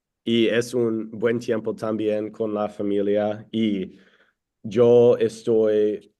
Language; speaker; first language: Spanish; non-native, learner; English